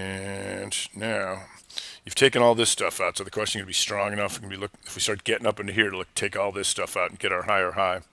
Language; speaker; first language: English; native; English